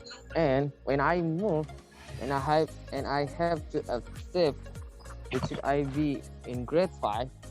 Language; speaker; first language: English; non-native, learner; Indonesian